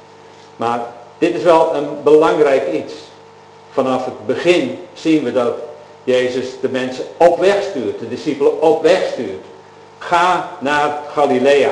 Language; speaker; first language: Dutch; native; Dutch